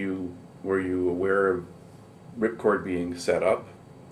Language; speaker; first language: English; native; English